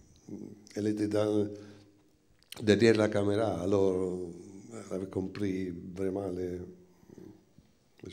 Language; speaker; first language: French; non-native, fluent; Italian